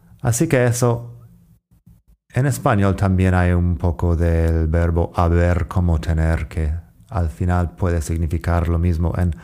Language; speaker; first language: Spanish; non-native, fluent; English